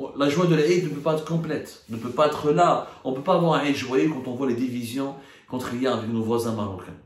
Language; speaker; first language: French; non-native, local second language; Arabic